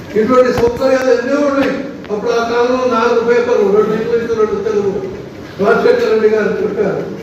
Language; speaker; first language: Telugu; native; Telugu